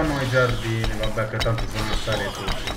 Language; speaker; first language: Italian; native; Italian